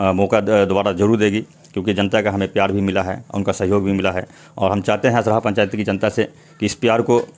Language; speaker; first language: Hindi; native; Hindi